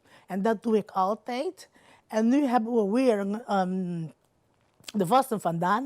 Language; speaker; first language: Dutch; non-native, local second language; Papiamento